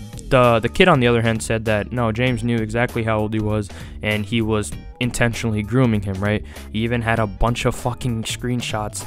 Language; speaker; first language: English; native; English